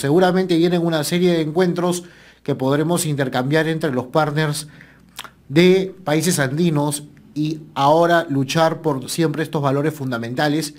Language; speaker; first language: Spanish; native; Spanish